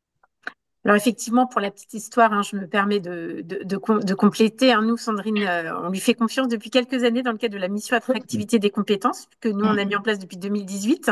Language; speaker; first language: French; native; French